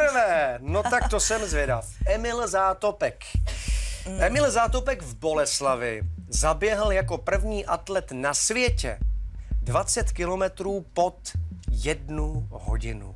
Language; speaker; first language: Czech; native; Czech